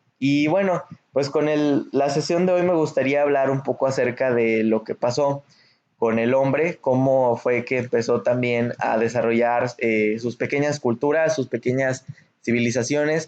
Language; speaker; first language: Spanish; native; Spanish